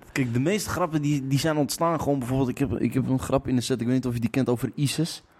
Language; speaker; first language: Dutch; native; Dutch